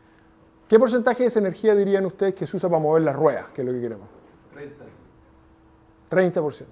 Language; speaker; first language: Spanish; native; Spanish